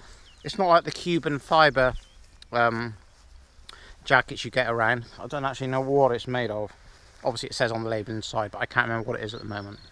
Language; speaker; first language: English; native; English